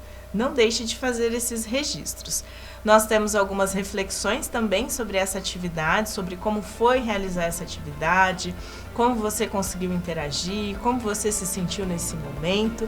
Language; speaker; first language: Portuguese; native; Portuguese